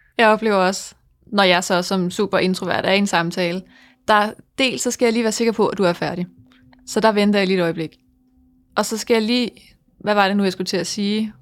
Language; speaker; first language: Danish; native; Danish